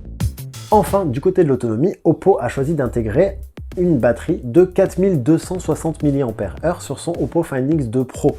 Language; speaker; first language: French; native; French